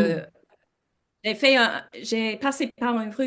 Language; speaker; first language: French; non-native, learner; English